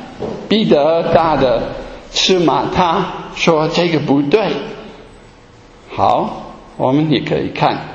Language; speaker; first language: Chinese; non-native, fluent; German